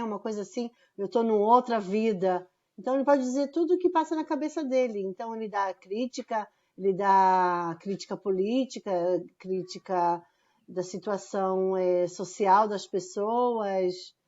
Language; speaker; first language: Portuguese; non-native, fluent; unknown